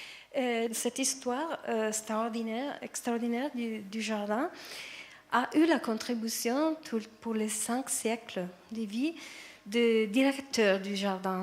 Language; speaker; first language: French; non-native, fluent; Italian